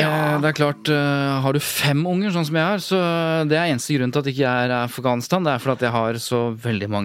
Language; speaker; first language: Norwegian; native; Norwegian